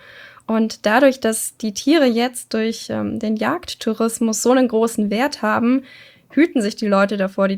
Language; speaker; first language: German; native; German